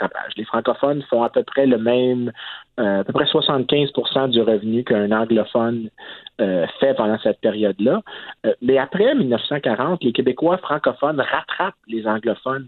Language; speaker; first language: French; native; French